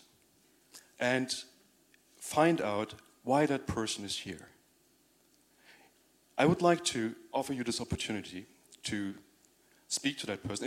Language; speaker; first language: English; non-native, fluent; German